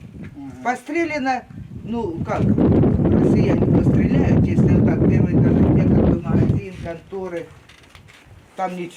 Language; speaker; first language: Russian; native; Russian